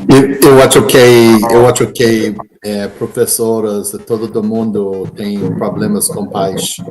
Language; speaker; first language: Portuguese; non-native, learner; English